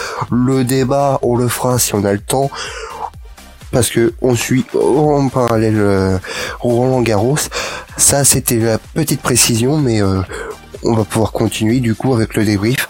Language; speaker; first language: French; native; French